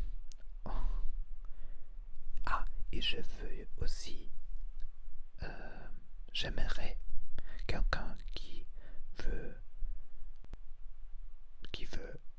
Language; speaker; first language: French; non-native, learner; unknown